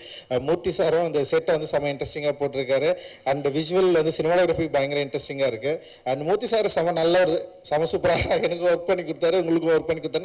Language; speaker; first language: Tamil; native; Tamil